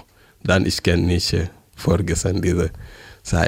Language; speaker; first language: German; non-native, learner; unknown